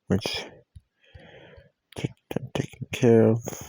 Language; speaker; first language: English; native; English